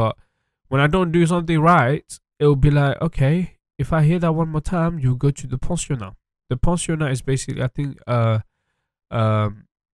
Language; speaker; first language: English; early bilingual, other home language; French